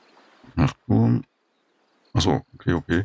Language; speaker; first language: German; native; German